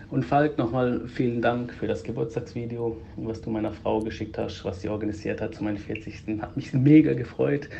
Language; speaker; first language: German; early bilingual, heritage; Greek